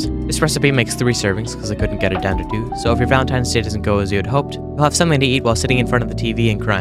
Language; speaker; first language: English; native; English